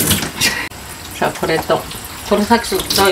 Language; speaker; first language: Japanese; native; Japanese